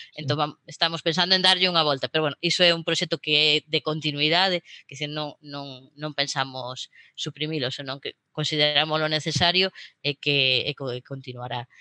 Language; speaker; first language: Galician; native; Galician